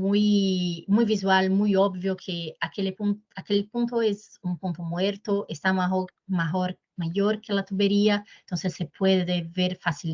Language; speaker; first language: Spanish; non-native, fluent; Portuguese